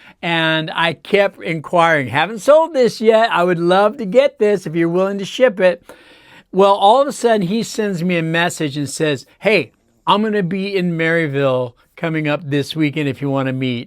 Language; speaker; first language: English; native; English